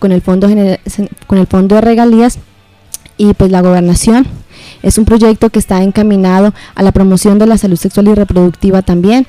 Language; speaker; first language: Spanish; native; Spanish